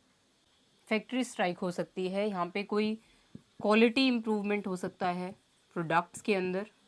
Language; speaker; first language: Hindi; native; Hindi